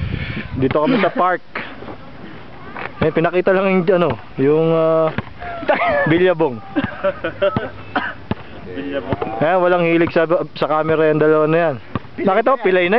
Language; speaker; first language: Filipino; non-native, local second language; Cebuano